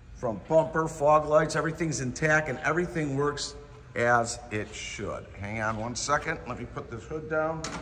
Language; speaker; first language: English; native; English